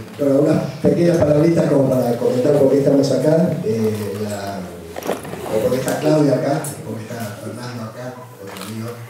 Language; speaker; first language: Spanish; native; Spanish